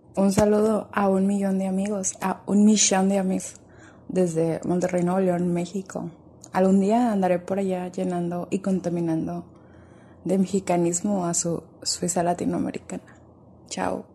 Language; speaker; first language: Spanish; native; Spanish